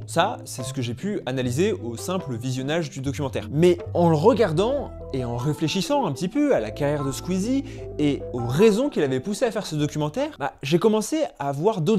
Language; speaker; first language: French; native; French